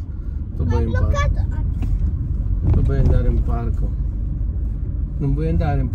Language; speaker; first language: Italian; non-native, learner; Filipino